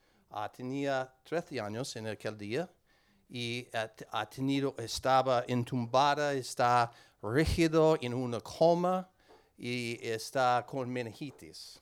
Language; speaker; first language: Spanish; non-native, learner; English